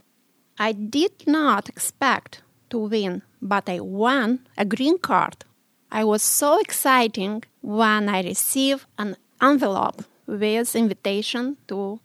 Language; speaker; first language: English; non-native, learner; Romanian